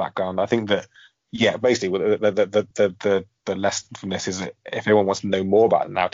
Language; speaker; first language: English; native; English